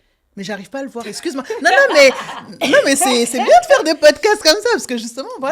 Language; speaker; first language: French; native; French